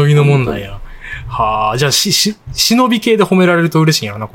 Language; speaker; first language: Japanese; native; Japanese